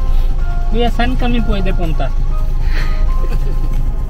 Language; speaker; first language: Filipino; non-native, learner; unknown